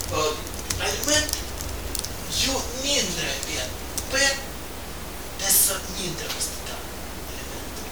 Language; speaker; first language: Swedish; non-native, fluent; Russian